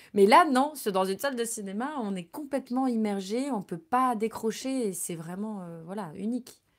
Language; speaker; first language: French; native; French